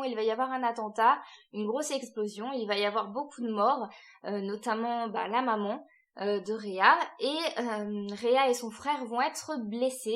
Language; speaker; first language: French; native; French